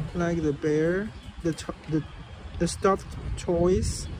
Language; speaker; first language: English; non-native, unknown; Chinese